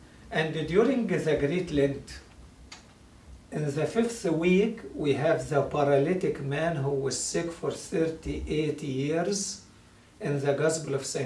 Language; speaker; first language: English; non-native, fluent; Arabic